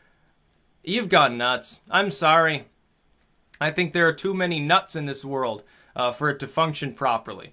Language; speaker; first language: English; native; English